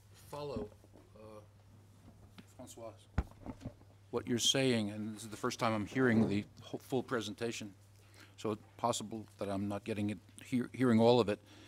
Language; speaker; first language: English; native; English